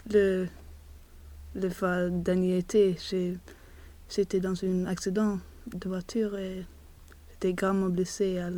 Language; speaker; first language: French; non-native, learner; Swedish